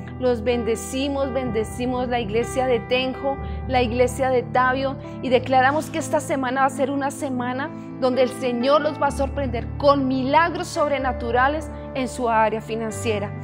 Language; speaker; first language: Spanish; native; Spanish